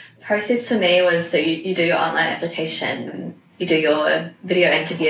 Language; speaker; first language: English; native; English